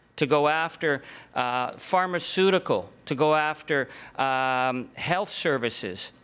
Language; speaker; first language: English; native; English